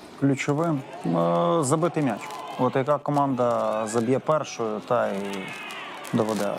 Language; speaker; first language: Ukrainian; native; Ukrainian